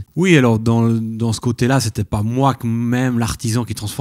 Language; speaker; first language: French; native; French